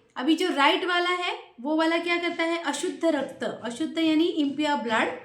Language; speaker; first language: Hindi; non-native, local second language; Marathi